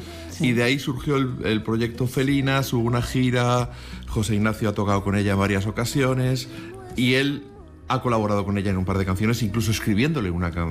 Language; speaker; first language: Spanish; native; Spanish